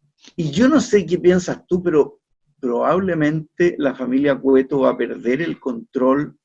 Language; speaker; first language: Spanish; native; Spanish